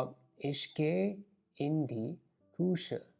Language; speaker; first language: German; non-native, learner; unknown